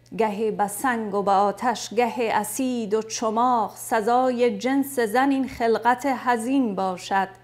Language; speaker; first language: Persian; native; Persian